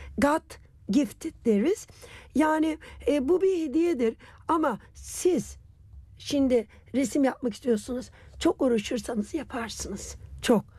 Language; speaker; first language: Turkish; non-native, fluent; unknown